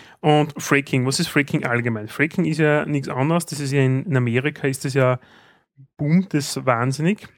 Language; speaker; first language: German; native; German